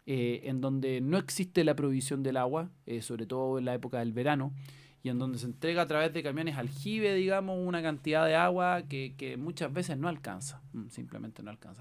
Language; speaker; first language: Spanish; native; Spanish